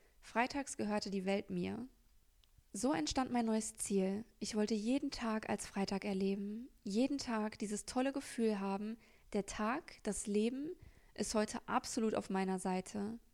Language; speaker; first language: German; native; German